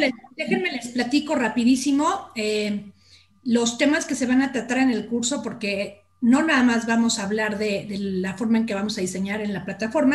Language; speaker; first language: Spanish; native; Spanish